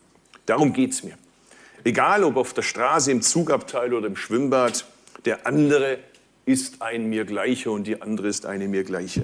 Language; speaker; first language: German; early bilingual, other home language; Turkish